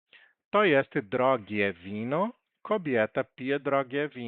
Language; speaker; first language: Polish; non-native, learner; Portuguese